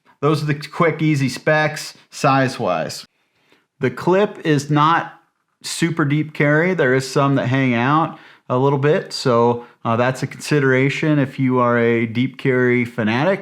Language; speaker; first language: English; native; English